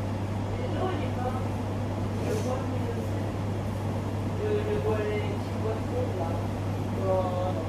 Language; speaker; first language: French; native; French